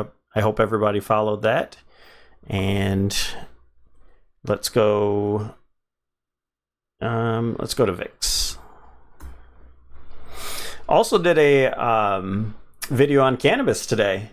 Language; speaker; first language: English; native; English